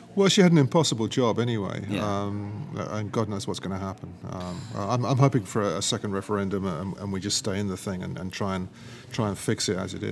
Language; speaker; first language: English; native; English